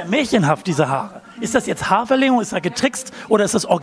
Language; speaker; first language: German; native; German